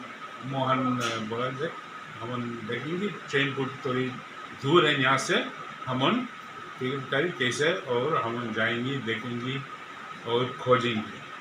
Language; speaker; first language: Hindi; non-native, learner; English